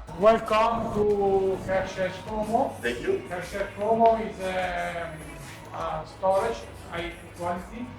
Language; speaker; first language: English; non-native, learner; Italian